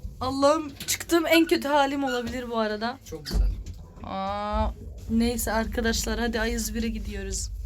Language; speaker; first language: Turkish; early bilingual, other home language; Arabic